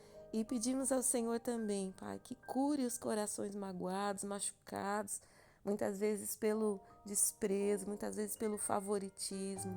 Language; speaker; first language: Portuguese; native; Portuguese